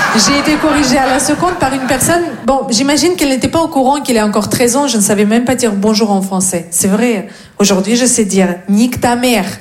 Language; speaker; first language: French; non-native, fluent; Russian